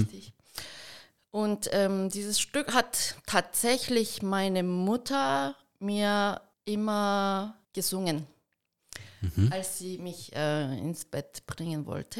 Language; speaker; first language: German; early bilingual, heritage; Korean